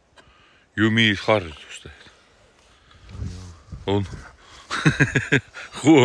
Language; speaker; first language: Finnish; non-native, learner; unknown